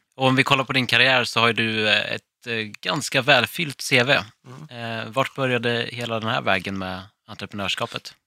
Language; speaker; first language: Swedish; native; Swedish